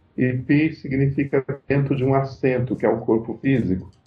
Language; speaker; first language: Portuguese; native; Portuguese